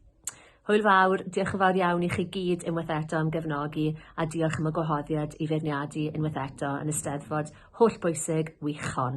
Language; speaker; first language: Welsh; native; Welsh